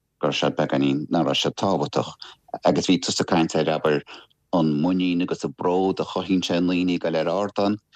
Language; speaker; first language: Irish; non-native, local second language; English